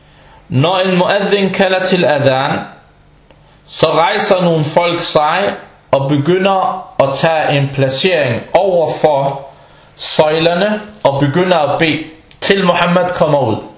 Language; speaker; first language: Danish; non-native, fluent; Arabic